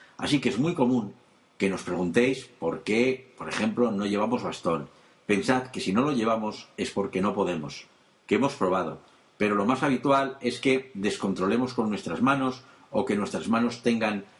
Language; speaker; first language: Spanish; native; Spanish